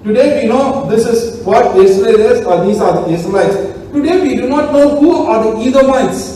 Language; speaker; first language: English; non-native, local second language; Tamil